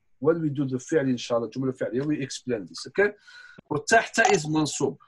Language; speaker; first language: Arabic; non-native, fluent; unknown